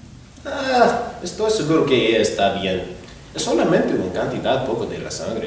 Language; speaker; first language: Spanish; non-native, learner; English